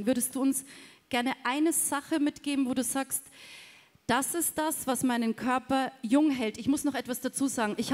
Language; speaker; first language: German; native; German